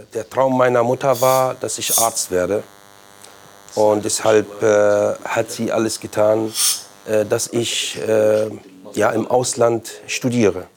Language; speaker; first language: German; non-native, fluent; Arabic